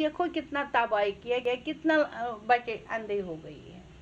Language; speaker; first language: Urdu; non-native, local second language; Kashmiri